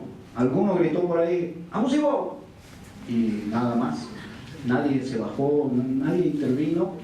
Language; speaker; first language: Spanish; native; Spanish